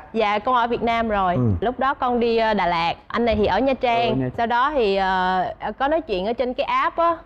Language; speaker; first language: Vietnamese; native; Vietnamese